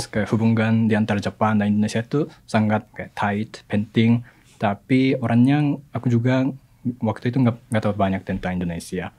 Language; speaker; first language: Indonesian; non-native, fluent; Japanese